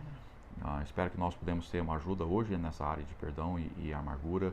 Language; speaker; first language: Portuguese; non-native, fluent; English